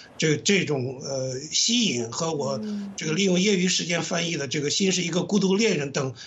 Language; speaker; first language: Chinese; native; Chinese